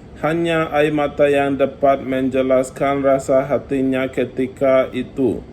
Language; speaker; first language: Malay; non-native, learner; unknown